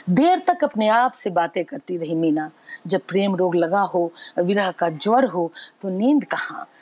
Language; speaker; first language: Hindi; native; Hindi